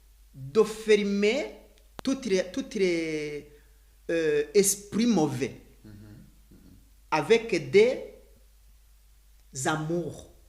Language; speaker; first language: French; non-native, learner; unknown